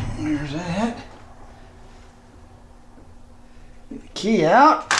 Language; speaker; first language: English; native; English